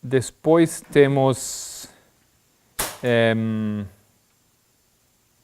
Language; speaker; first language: Portuguese; non-native, fluent; German